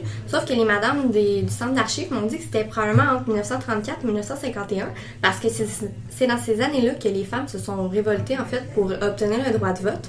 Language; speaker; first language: French; native; French